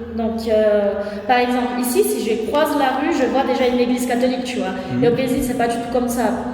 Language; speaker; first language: French; non-native, fluent; Portuguese